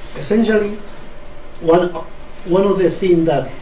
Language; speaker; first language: English; non-native, fluent; Spanish